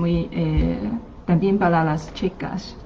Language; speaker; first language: Spanish; non-native, learner; Chinese